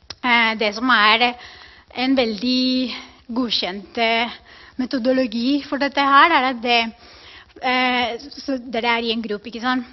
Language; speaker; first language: Norwegian; non-native, fluent; Spanish